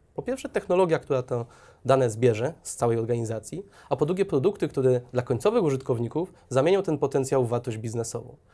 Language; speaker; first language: Polish; native; Polish